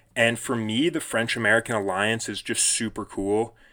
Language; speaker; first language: English; native; English